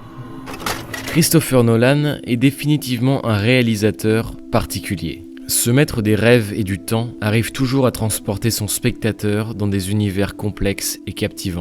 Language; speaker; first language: French; native; French